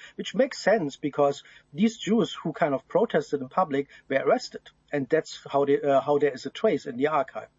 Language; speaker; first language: English; non-native, fluent; German